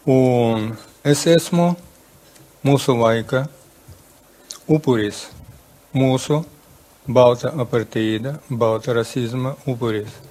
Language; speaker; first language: Latvian; non-native, local second language; Russian